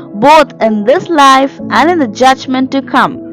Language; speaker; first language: English; non-native, local second language; Telugu